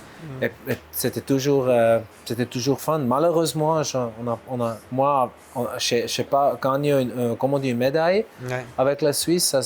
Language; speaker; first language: French; non-native, local second language; German